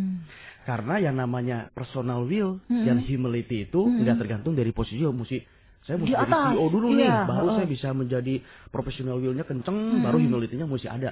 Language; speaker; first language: Indonesian; native; Indonesian